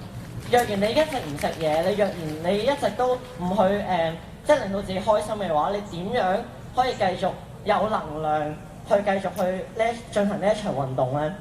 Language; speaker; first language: Cantonese; native; Cantonese